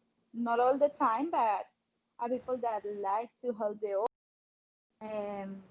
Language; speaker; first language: English; non-native, learner; Spanish